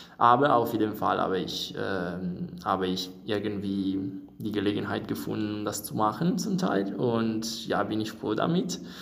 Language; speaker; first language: German; non-native, fluent; Italian